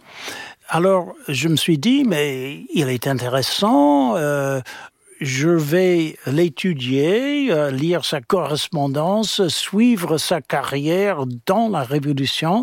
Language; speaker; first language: French; non-native, fluent; English